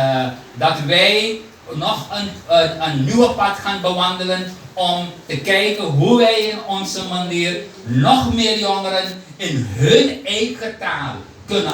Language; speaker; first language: Dutch; non-native, local second language; Hindi